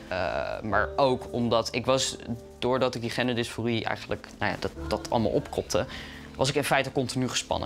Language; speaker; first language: Dutch; native; Dutch